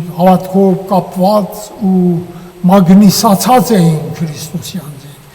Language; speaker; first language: Armenian; native; Armenian